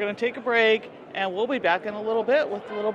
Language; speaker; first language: English; native; English